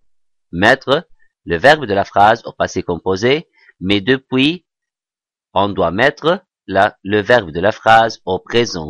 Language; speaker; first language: French; non-native, fluent; Arabic